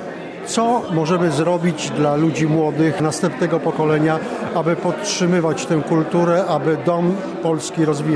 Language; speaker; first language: Polish; native; Polish